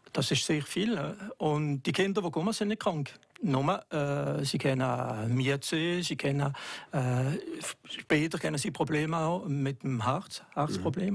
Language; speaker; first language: German; non-native, local second language; French